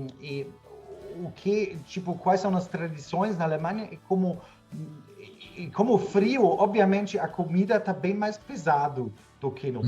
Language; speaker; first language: Portuguese; non-native, fluent; German